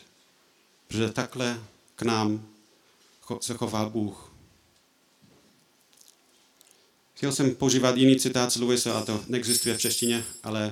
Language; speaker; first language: Czech; non-native, fluent; English